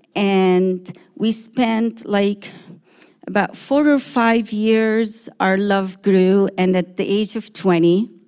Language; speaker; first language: English; early bilingual, other home language; Arabic